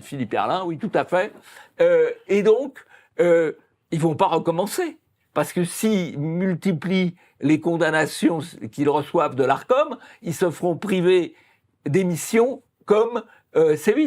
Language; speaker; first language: French; native; French